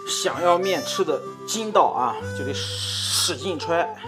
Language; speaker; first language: Chinese; native; Chinese